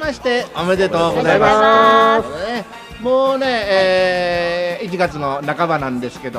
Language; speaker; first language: Japanese; native; Japanese